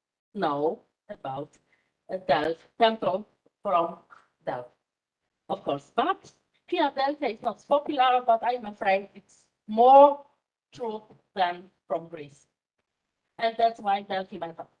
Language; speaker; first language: English; non-native, fluent; Polish